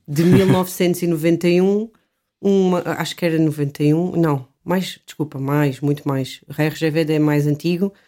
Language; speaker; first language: Portuguese; native; Portuguese